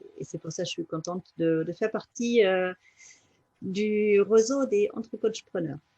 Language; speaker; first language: French; non-native, fluent; German